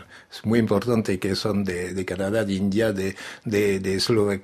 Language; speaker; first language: Spanish; non-native, learner; French